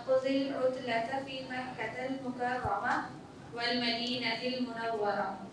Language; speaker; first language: Arabic; non-native, learner; Urdu